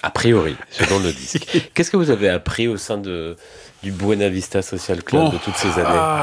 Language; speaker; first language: French; native; French